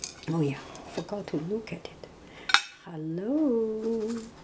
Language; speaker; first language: English; non-native, fluent; Chinese